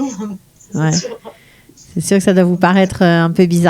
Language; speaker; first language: French; native; French